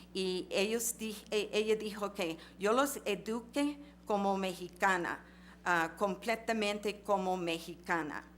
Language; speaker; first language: Spanish; non-native, fluent; English